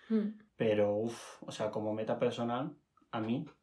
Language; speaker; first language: Spanish; native; Spanish